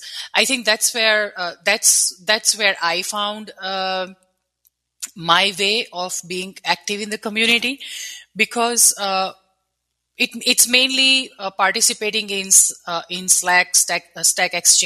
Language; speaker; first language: English; non-native, local second language; Gujarati